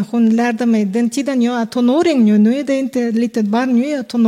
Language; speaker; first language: Swedish; non-native, fluent; Kazakh